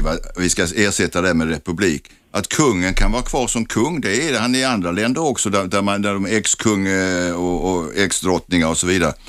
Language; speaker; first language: Swedish; native; Swedish